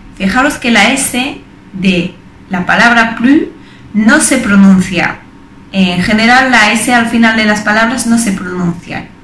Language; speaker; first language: Spanish; non-native, fluent; French